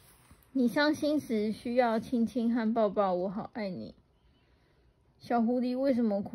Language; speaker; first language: Chinese; native; Chinese